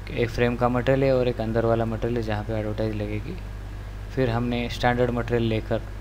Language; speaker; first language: Hindi; non-native, local second language; Marathi